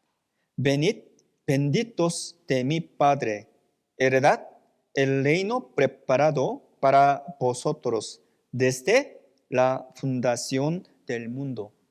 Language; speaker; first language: Spanish; non-native, fluent; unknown